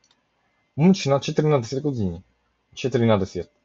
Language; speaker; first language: Bulgarian; non-native, learner; English